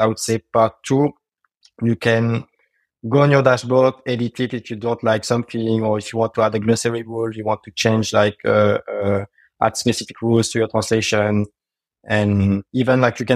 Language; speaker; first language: English; non-native, fluent; French